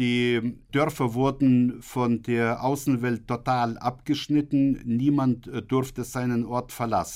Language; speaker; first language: German; native; German